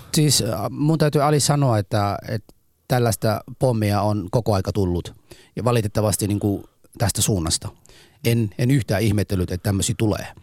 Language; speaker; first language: Finnish; non-native, fluent; Somali